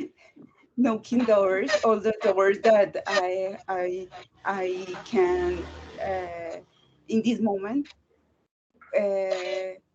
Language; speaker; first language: English; non-native, learner; Spanish